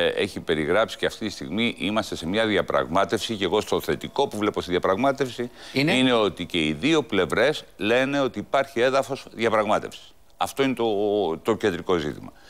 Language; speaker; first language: Greek; native; Greek